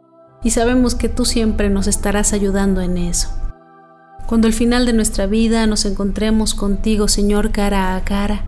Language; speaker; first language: Spanish; native; Spanish